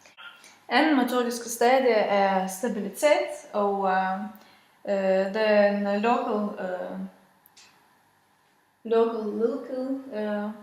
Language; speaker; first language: Danish; non-native, fluent; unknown